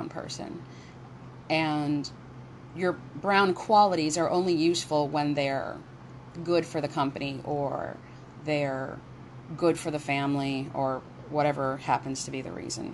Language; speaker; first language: English; native; English